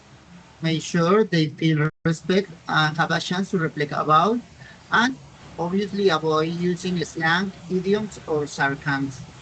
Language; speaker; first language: English; non-native, learner; Spanish